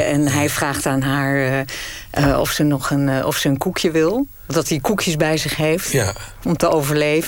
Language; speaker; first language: Dutch; native; Dutch